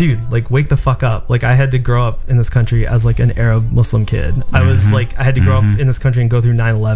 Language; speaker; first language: English; early bilingual, other home language; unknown